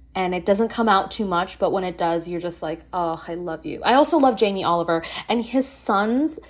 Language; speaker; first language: English; native; English